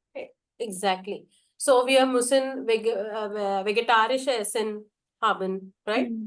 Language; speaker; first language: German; non-native, fluent; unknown